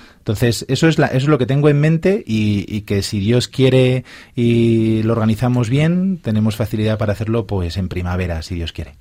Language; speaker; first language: Spanish; native; Spanish